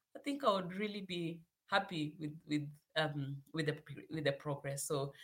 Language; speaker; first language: English; non-native, local second language; Swahili